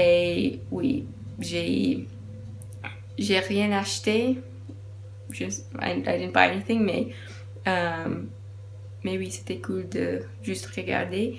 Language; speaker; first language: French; non-native, learner; English